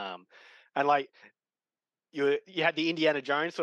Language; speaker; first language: English; native; English